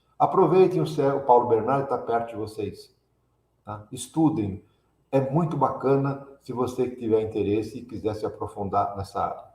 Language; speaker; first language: Portuguese; early bilingual, other home language; Italian